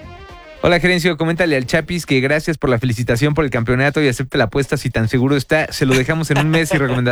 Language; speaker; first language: Spanish; native; Spanish